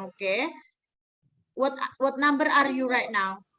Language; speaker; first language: English; non-native, fluent; Indonesian